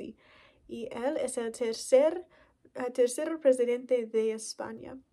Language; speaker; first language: Spanish; non-native, learner; English